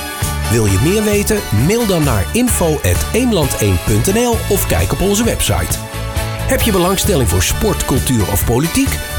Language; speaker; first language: Dutch; native; Dutch